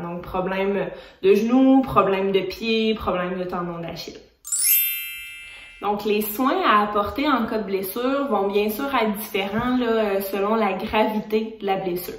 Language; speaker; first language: French; native; French